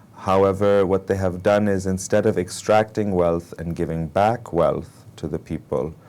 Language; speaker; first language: English; non-native, local second language; Urdu